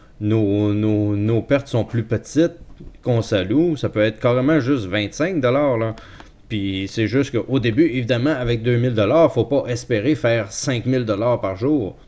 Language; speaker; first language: French; native; French